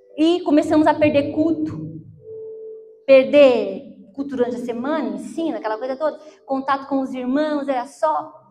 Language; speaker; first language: Portuguese; native; Portuguese